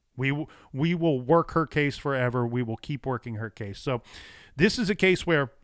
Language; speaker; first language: English; native; English